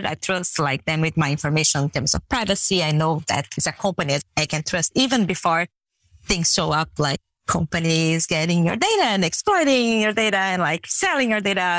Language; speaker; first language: English; non-native, fluent; Portuguese